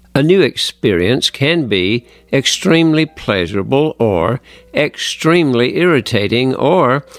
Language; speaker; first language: English; native; English